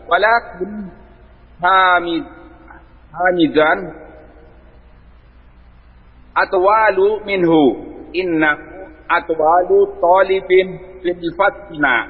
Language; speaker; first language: Arabic; non-native, learner; Indonesian